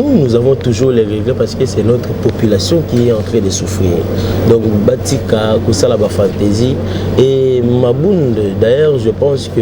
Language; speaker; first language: French; non-native, local second language; Lingala